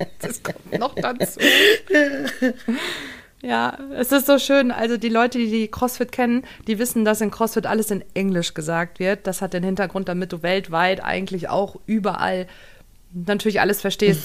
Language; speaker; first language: German; native; German